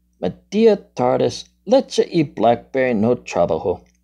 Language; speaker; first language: Spanish; non-native, learner; English